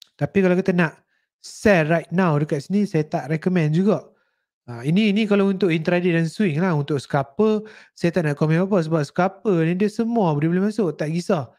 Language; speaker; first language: Malay; native; Malay